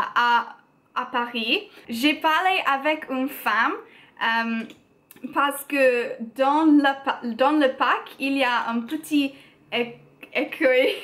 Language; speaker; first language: French; non-native, learner; English